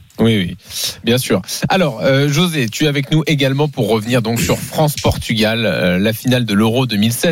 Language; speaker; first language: French; native; French